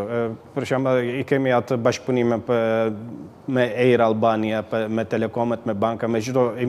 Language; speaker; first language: Albanian; early bilingual, heritage; Albanian